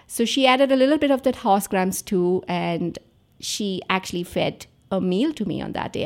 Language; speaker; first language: English; non-native, local second language; Telugu